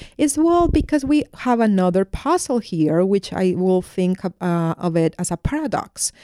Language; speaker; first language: English; non-native, fluent; Spanish